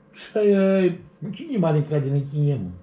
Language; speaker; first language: Romanian; native; Romanian